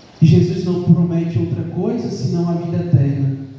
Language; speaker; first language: Portuguese; native; Portuguese